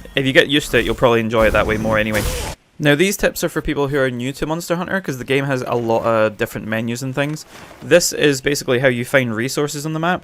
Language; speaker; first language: English; native; English